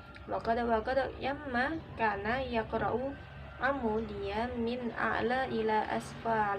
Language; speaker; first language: Arabic; non-native, learner; Indonesian